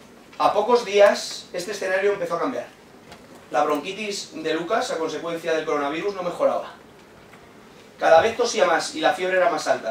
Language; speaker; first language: Spanish; native; Spanish